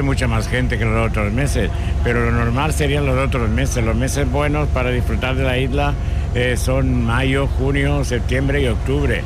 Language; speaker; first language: Spanish; native; Spanish